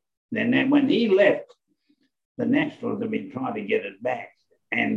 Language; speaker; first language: English; native; English